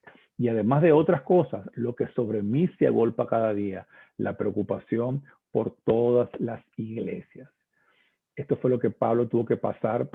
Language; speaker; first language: Spanish; native; Spanish